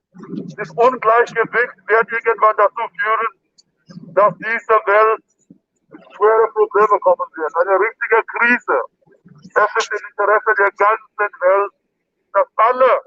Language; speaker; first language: German; non-native, fluent; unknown